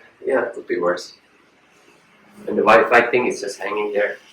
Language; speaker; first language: English; non-native, fluent; Indonesian